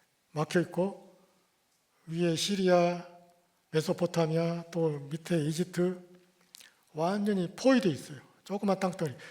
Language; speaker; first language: Korean; native; Korean